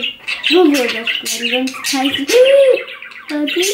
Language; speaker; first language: German; early bilingual, other home language; Turkish